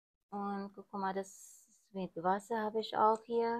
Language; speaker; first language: German; non-native, learner; Filipino